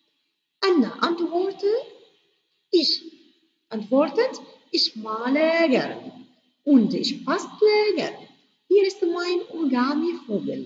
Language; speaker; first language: German; non-native, fluent; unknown